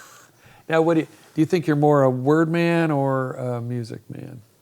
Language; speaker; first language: English; native; English